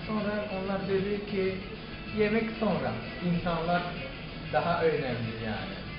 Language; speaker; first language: Turkish; non-native, learner; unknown